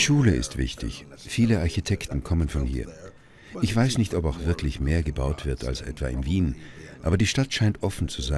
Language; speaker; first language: German; native; German